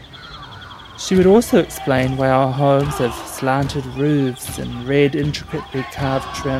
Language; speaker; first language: English; native; English